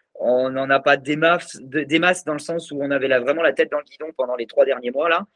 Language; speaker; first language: French; native; French